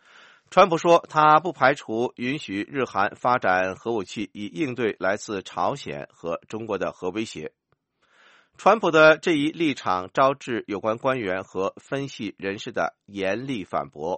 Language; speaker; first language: Chinese; native; Chinese